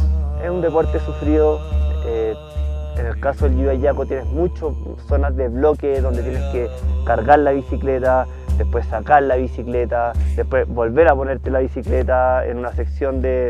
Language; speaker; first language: Spanish; native; Spanish